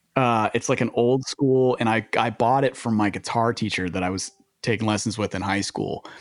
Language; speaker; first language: English; early bilingual, other home language; Italian